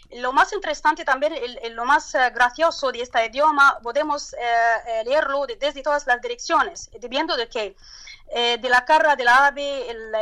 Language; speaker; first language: Spanish; non-native, learner; Turkish